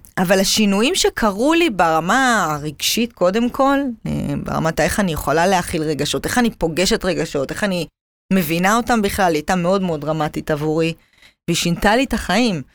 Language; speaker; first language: Hebrew; native; Hebrew